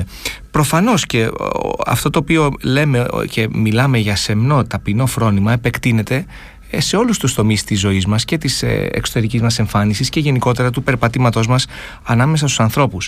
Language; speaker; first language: Greek; native; Greek